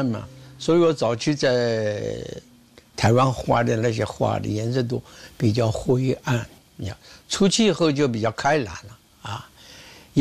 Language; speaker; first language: Chinese; native; Chinese